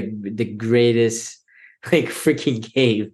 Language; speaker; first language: English; non-native, fluent; Japanese